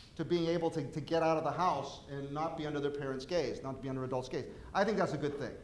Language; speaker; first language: English; native; English